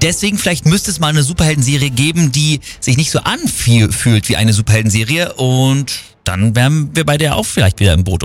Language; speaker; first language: German; native; German